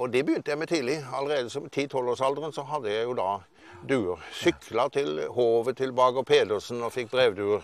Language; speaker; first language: Norwegian; native; Norwegian